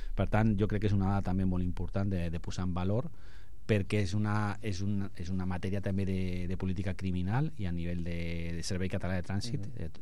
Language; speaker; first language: Catalan; non-native, local second language; Spanish